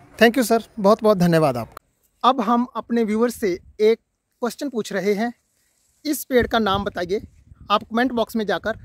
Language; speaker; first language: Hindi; non-native, local second language; Punjabi